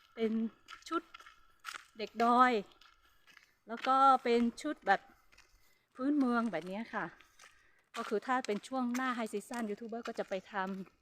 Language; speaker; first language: Thai; non-native, local second language; Hmong